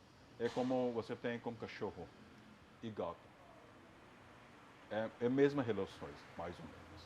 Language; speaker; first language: Portuguese; non-native, fluent; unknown